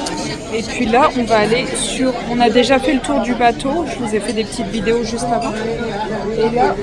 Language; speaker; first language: French; native; French